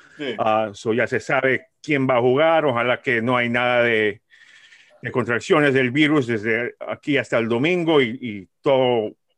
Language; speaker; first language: Spanish; early bilingual, heritage; Spanish